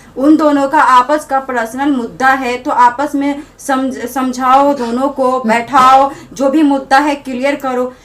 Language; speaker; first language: Hindi; native; Hindi